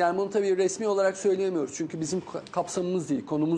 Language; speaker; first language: Turkish; native; Turkish